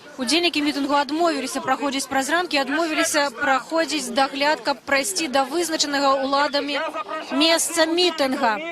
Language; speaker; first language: Belarusian; non-native, local second language; Russian